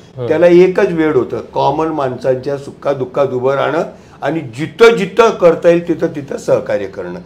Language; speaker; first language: Marathi; non-native, local second language; Gujarati